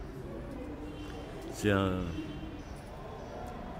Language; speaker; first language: French; native; French